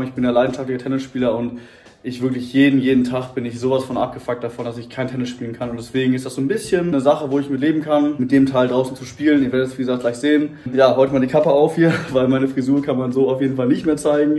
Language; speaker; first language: German; native; German